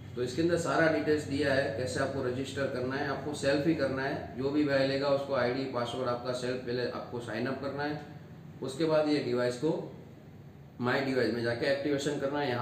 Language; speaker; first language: Hindi; non-native, local second language; Gujarati